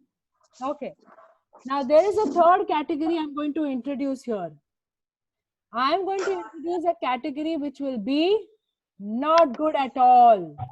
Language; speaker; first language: English; non-native, local second language; Hindi